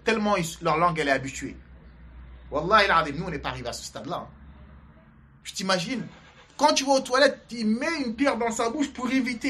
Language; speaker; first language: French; native; French